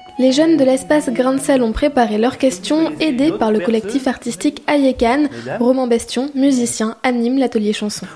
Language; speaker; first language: French; native; French